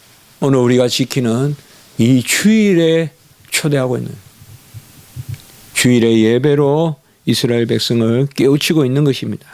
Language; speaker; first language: Korean; native; Korean